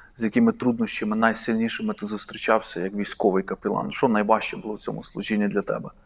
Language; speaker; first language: Ukrainian; native; Ukrainian